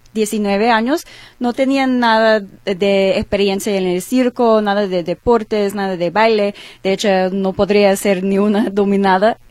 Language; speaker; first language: Spanish; non-native, learner; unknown